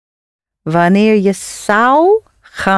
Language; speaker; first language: Dutch; non-native, learner; English